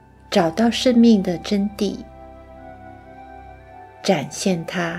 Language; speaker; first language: Chinese; native; Chinese